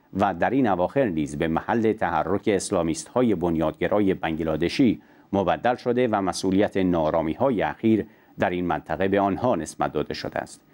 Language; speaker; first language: Persian; non-native, local second language; Central Kurdish